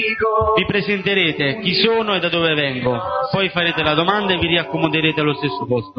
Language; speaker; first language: Italian; native; Italian